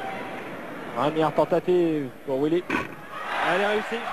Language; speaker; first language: French; native; French